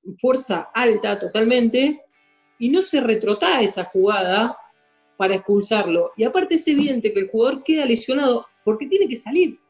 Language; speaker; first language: Spanish; native; Spanish